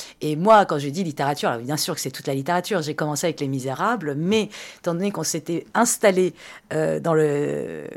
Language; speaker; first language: French; early bilingual, other home language; Persian